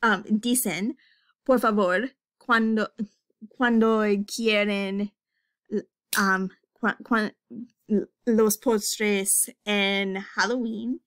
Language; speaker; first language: Spanish; non-native, fluent; English